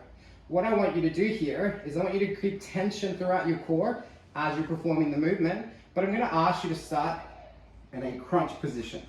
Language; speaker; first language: English; native; English